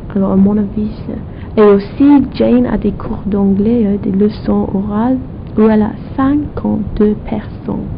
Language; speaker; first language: French; non-native, fluent; English